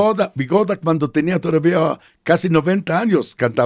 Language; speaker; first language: Spanish; non-native, fluent; Hebrew